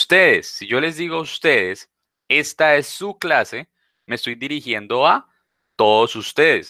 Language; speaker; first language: Spanish; native; Spanish